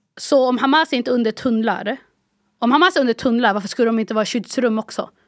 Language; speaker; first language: Swedish; early bilingual, other home language; Arabic